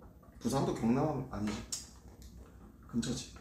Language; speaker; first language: Korean; native; Korean